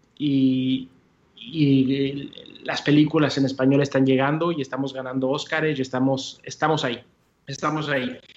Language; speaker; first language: Spanish; early bilingual, heritage; Spanish